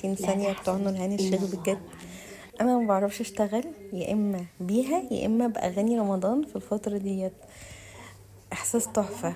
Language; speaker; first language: Arabic; native; Arabic